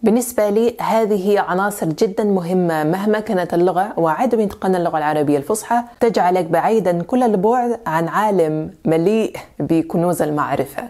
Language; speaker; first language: Arabic; non-native, fluent; French